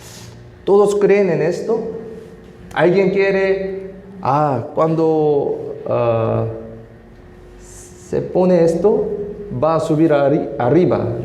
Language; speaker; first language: Spanish; non-native, fluent; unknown